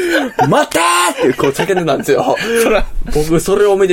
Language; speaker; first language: Japanese; native; Japanese